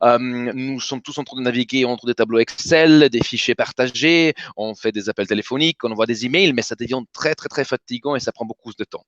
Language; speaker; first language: French; native; French